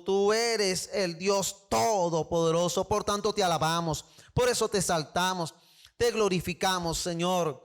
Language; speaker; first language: Spanish; native; Spanish